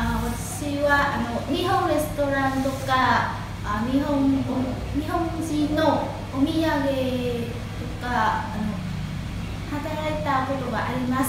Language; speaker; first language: Japanese; non-native, learner; Vietnamese